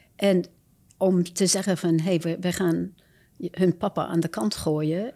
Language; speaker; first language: Dutch; non-native, fluent; English